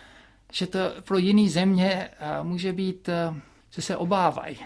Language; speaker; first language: Czech; early bilingual, heritage; Czech